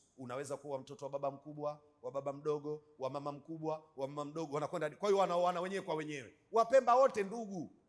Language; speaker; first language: Swahili; native; Swahili